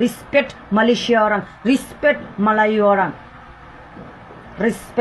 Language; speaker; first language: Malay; non-native, learner; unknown